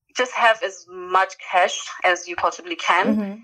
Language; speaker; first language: English; non-native, local second language; Zulu